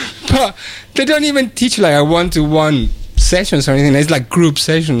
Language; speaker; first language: English; non-native, fluent; Spanish